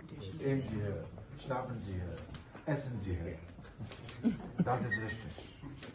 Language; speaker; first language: German; non-native, learner; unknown